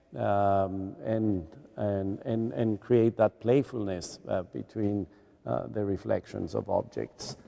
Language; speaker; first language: English; non-native, fluent; Greek